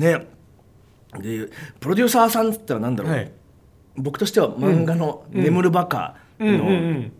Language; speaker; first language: Japanese; native; Japanese